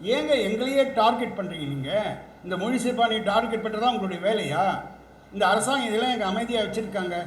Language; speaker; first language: Tamil; non-native, local second language; Telugu